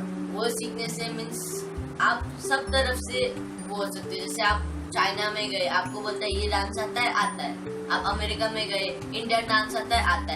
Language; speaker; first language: Hindi; non-native, local second language; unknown